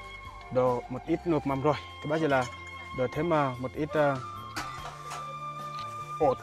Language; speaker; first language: Vietnamese; non-native, learner; Portuguese